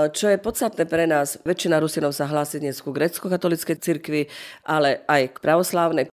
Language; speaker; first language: Slovak; non-native, local second language; Rusyn